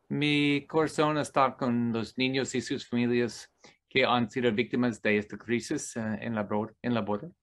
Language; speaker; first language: Spanish; non-native, learner; English